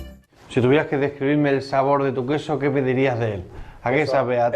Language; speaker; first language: Spanish; native; Spanish